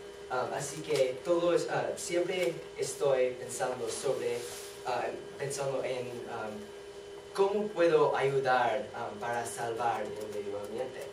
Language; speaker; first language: Spanish; non-native, learner; English